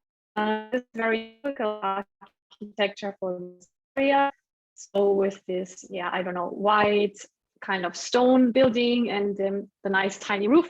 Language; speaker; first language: English; non-native, fluent; German